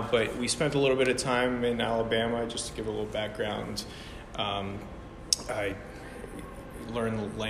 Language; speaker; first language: English; early bilingual, other home language; Ukrainian